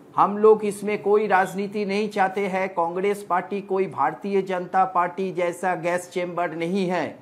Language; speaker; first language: Hindi; non-native, local second language; Bangla